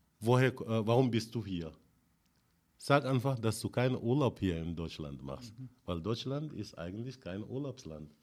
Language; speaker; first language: German; non-native, fluent; Wolof